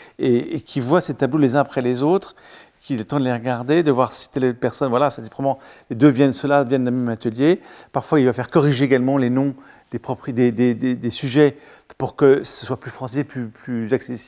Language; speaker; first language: French; native; French